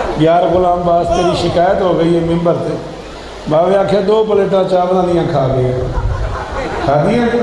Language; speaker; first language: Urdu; non-native, local second language; Punjabi